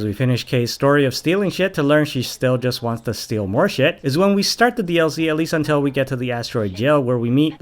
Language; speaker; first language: English; native; English